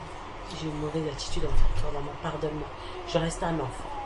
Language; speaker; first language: French; native; French